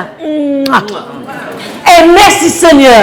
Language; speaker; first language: French; non-native, fluent; English